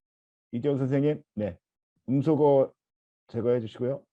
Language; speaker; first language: Korean; native; Korean